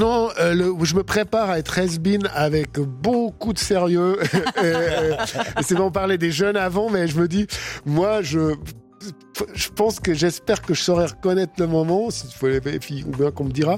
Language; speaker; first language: French; native; French